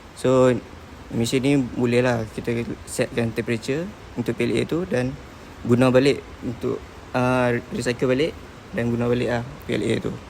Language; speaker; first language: Malay; native; Malay